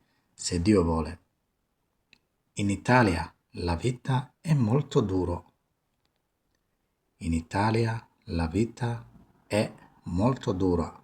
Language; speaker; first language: Italian; non-native, fluent; Somali